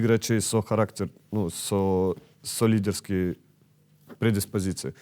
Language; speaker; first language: Macedonian; non-native, learner; Russian